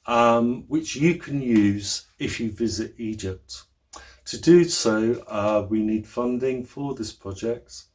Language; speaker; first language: English; native; English